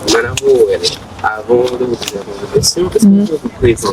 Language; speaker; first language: French; native; French